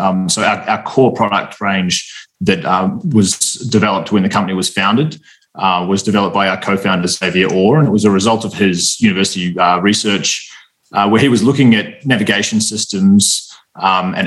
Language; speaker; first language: English; native; English